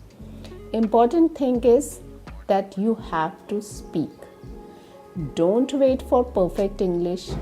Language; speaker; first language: English; non-native, learner; Hindi